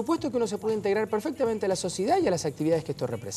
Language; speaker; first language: Spanish; native; Spanish